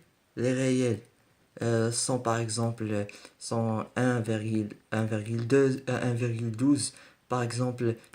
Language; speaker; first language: French; non-native, learner; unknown